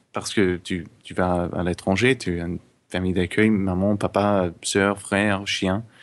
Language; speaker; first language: French; non-native, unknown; English